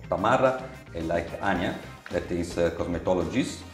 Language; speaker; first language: English; non-native, learner; Italian